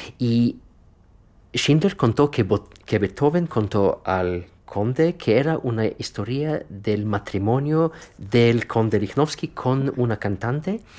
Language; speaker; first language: Spanish; non-native, fluent; Russian